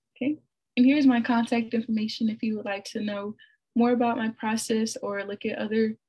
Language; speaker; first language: English; native; English